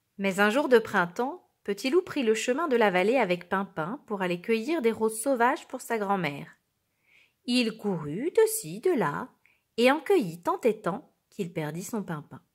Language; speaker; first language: French; native; French